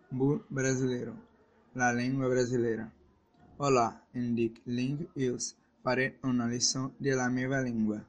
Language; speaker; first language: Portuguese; early bilingual, heritage; Portuguese